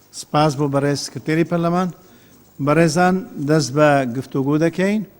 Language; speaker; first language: Central Kurdish; non-native, local second language; Kurdish